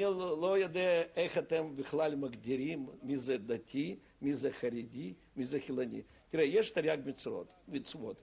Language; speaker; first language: Hebrew; non-native, fluent; Russian